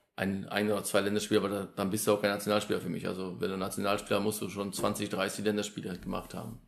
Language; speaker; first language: German; early bilingual, other home language; Polish